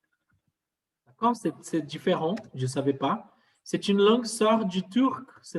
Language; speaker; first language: French; non-native, fluent; Portuguese